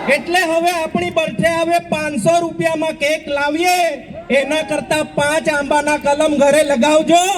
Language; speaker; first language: Gujarati; non-native, local second language; Gamit